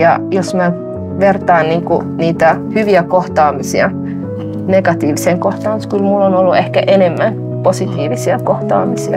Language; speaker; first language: Finnish; non-native, fluent; Somali